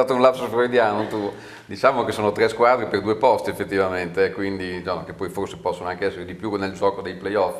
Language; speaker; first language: Italian; native; Italian